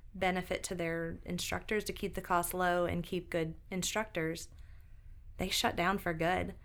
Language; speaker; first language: English; native; English